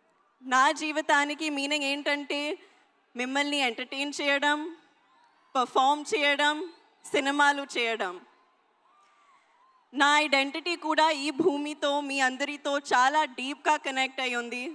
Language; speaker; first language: Telugu; non-native, learner; Hindi